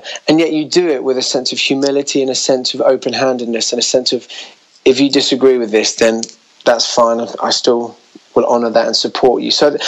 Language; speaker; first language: English; native; English